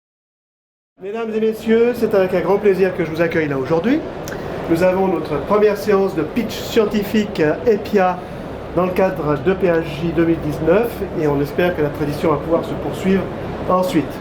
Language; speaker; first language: French; native; French